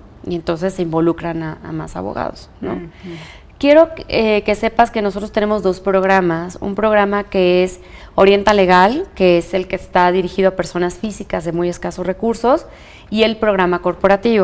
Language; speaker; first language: Spanish; native; Spanish